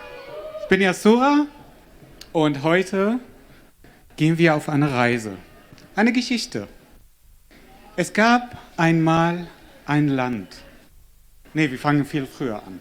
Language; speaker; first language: German; non-native, fluent; Arabic